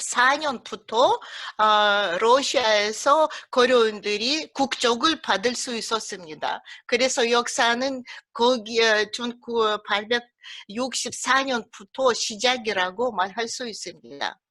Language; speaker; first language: Korean; early bilingual, heritage; Russian